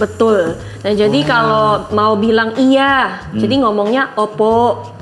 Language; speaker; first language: Indonesian; non-native, learner; Filipino